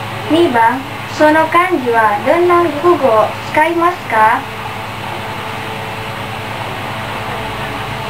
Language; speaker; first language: Japanese; non-native, learner; Indonesian